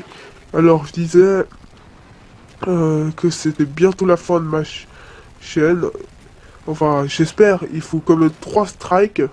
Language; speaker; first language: French; native; French